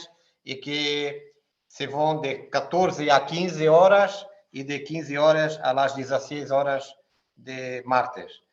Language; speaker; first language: Spanish; non-native, fluent; Portuguese